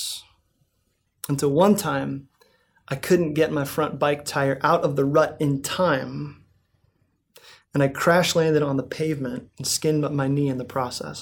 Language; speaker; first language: English; native; English